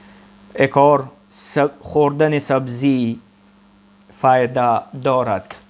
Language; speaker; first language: Persian; non-native, fluent; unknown